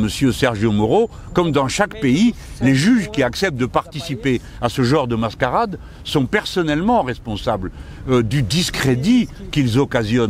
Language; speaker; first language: French; native; French